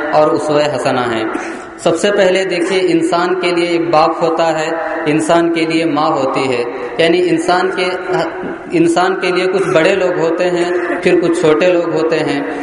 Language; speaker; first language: Urdu; native; Urdu